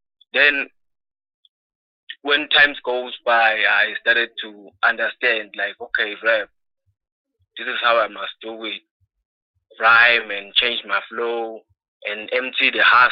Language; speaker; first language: English; non-native, local second language; Swati